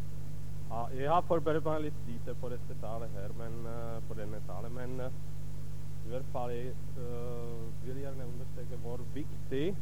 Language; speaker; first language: Norwegian; non-native, fluent; Czech